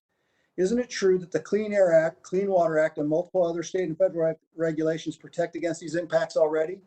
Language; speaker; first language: English; native; English